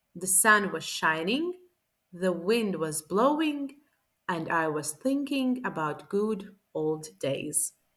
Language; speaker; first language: English; non-native, fluent; Latvian